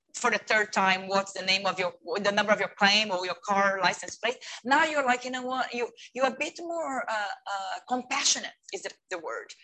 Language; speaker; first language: English; non-native, fluent; Portuguese